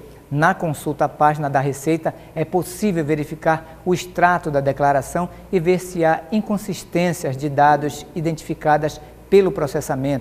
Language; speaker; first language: Portuguese; native; Portuguese